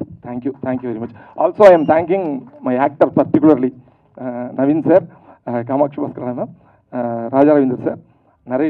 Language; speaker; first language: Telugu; early bilingual, heritage; Telugu